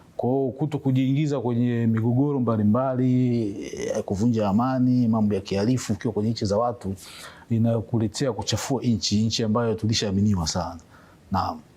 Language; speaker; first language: Swahili; native; Swahili